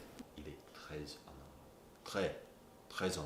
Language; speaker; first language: French; non-native, learner; English